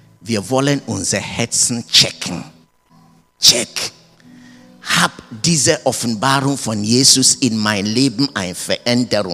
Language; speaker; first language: German; non-native, learner; English